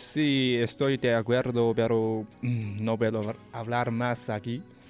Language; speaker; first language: Spanish; non-native, learner; Chinese